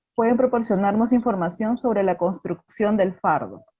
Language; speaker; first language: Spanish; native; Spanish